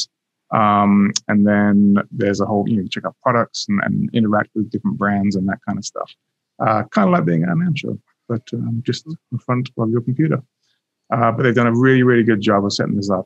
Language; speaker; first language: English; native; English